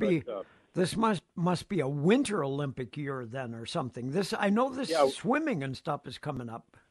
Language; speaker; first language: English; native; English